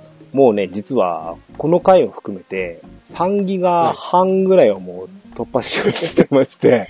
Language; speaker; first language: Japanese; native; Japanese